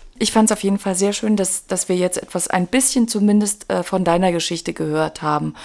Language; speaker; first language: German; native; German